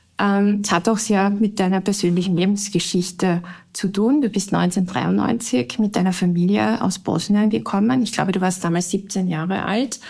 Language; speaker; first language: German; native; German